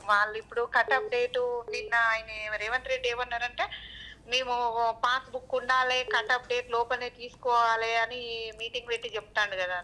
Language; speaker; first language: Telugu; native; Telugu